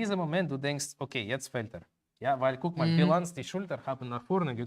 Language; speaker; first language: German; non-native, learner; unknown